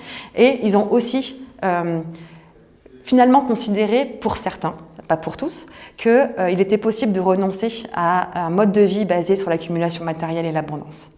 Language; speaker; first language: French; native; French